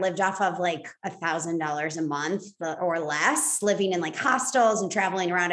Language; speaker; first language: English; native; English